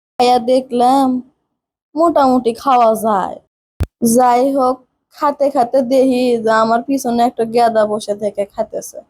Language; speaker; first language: Bangla; native; Bangla